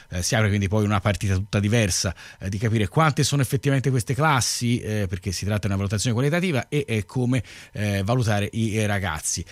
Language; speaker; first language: Italian; native; Italian